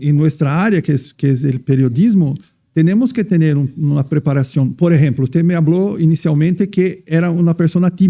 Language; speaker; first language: Spanish; non-native, fluent; Portuguese